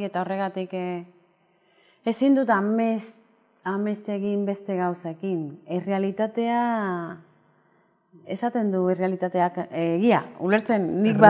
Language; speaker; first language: Basque; non-native, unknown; Spanish